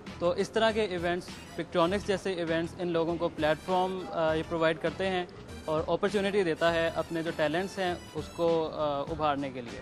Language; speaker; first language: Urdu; native; Urdu